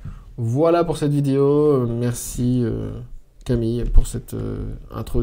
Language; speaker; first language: French; native; French